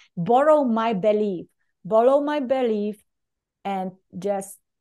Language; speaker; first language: English; non-native, fluent; Polish